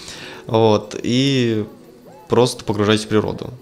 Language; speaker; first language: Russian; native; Russian